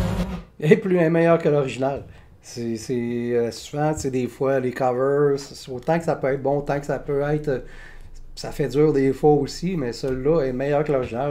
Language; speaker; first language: French; native; French